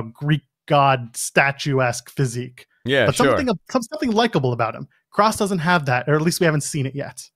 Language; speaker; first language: English; native; English